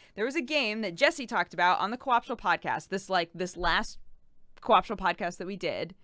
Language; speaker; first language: English; native; English